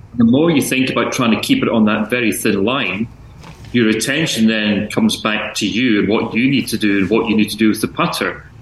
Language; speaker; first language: English; native; English